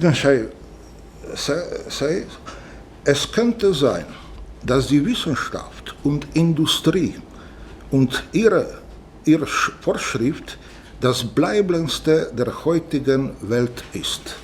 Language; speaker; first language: German; non-native, fluent; Slovenian